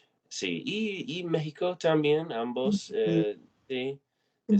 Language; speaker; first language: Spanish; non-native, learner; English